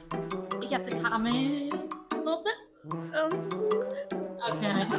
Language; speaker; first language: German; non-native, learner; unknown